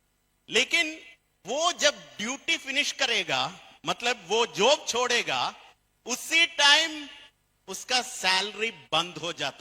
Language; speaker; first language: Hindi; non-native, fluent; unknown